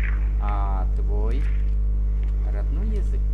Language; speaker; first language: Russian; non-native, fluent; Vietnamese